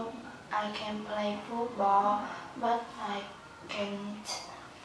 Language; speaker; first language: English; non-native, learner; Vietnamese